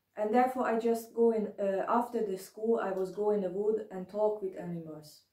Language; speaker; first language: English; non-native, learner; German